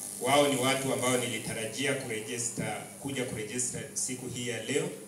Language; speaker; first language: Swahili; non-native, local second language; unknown